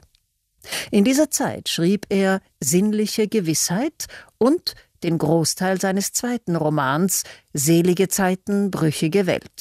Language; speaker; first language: German; native; German